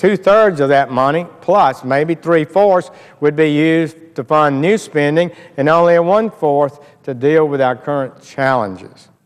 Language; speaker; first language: English; native; English